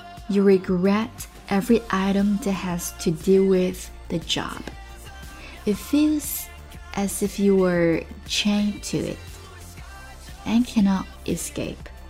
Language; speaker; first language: English; non-native, fluent; Chinese